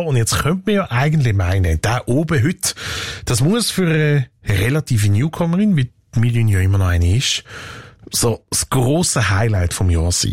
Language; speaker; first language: German; native; German